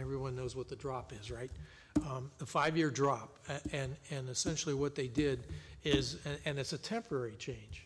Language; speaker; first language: English; native; English